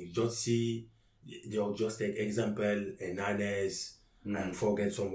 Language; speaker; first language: English; non-native, learner; French